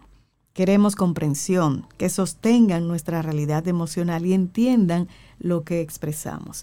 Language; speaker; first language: Spanish; native; Spanish